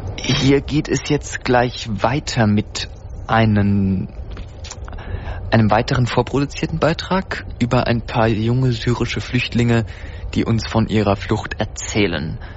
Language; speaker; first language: German; native; German